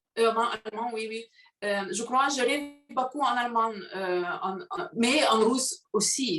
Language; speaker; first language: French; non-native, learner; Russian